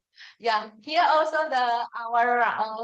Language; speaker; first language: English; non-native, fluent; Indonesian